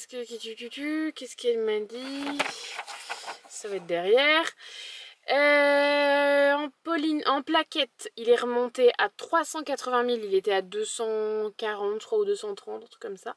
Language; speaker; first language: French; native; French